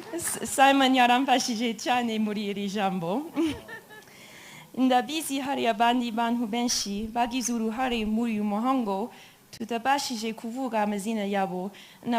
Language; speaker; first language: Kinyarwanda; non-native, learner; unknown